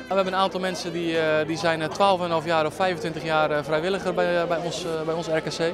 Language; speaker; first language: Dutch; native; Dutch